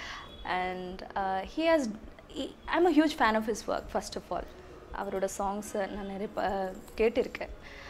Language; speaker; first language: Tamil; non-native, learner; English